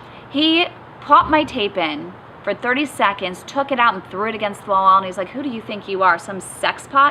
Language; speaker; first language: English; native; English